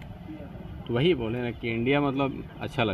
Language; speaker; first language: Hindi; native; Hindi